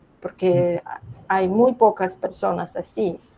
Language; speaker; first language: Spanish; non-native, learner; Russian